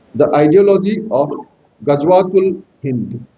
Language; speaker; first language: English; non-native, local second language; Assamese